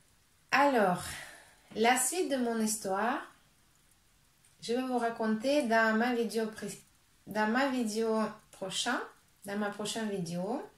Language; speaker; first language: French; non-native, fluent; Russian